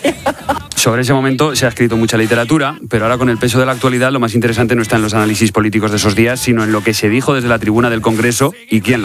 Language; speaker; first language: Spanish; native; Spanish